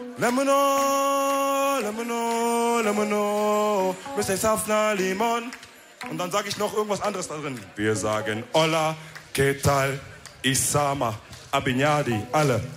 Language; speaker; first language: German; early bilingual, other home language; Wolof